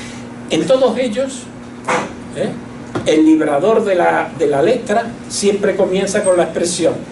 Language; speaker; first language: Spanish; native; Spanish